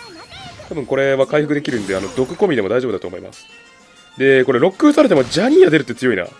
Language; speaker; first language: Japanese; native; Japanese